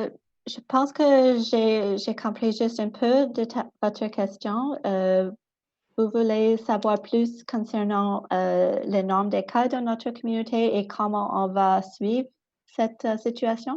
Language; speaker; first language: French; non-native, local second language; English